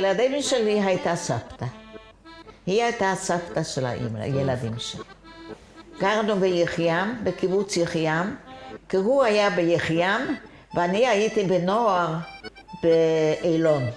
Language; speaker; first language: Hebrew; non-native, fluent; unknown